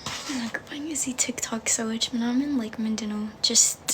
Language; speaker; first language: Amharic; non-native, learner; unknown